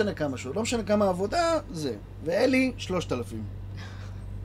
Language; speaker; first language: Hebrew; native; Hebrew